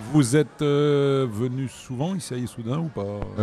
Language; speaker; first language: French; native; French